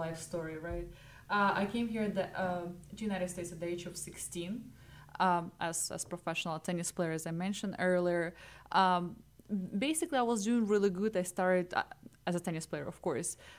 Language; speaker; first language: English; non-native, fluent; Ukrainian